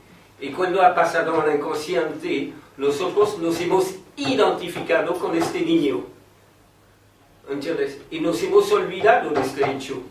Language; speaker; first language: Spanish; non-native, fluent; French